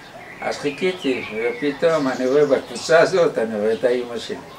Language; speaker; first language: Hebrew; non-native, fluent; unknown